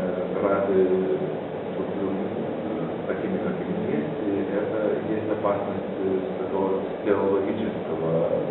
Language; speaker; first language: Russian; non-native, fluent; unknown